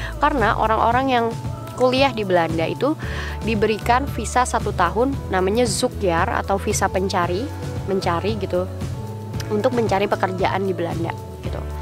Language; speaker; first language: Indonesian; native; Indonesian